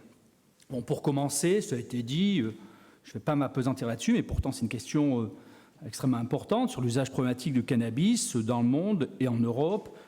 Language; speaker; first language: French; native; French